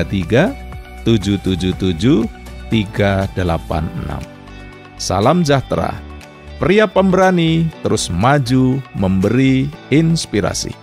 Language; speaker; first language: Indonesian; native; Indonesian